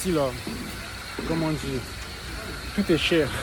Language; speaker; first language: French; native; French